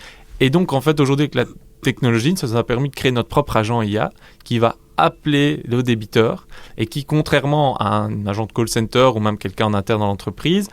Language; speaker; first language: French; native; French